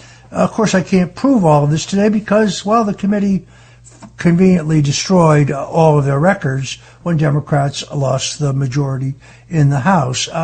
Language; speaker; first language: English; native; English